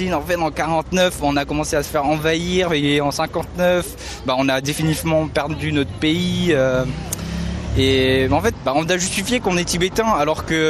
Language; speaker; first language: French; early bilingual, other home language; Tibetan